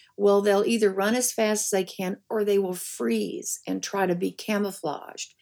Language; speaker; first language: English; native; English